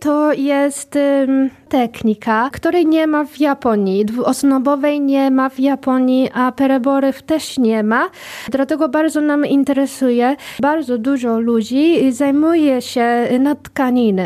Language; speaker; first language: Polish; non-native, learner; Japanese